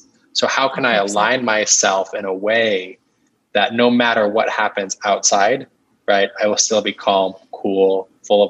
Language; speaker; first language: English; native; English